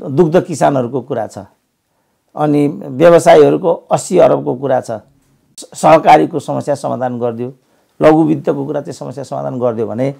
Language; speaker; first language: Nepali; native; Nepali